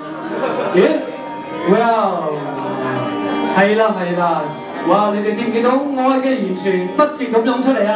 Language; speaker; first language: Cantonese; native; Cantonese